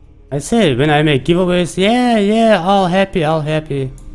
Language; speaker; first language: English; non-native, learner; German